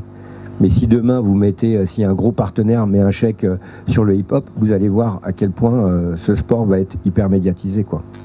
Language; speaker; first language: French; native; French